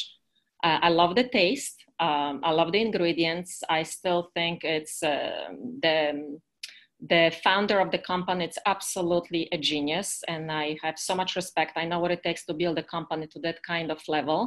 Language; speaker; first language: English; non-native, fluent; Polish